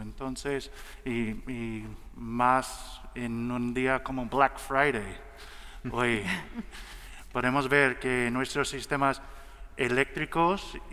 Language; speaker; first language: Spanish; non-native, learner; English